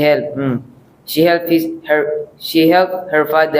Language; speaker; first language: English; non-native, learner; Filipino